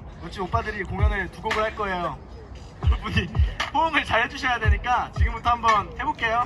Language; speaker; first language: Korean; native; Korean